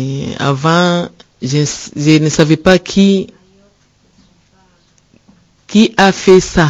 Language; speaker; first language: French; non-native, learner; Rundi